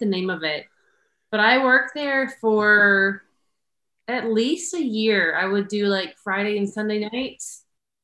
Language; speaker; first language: English; native; English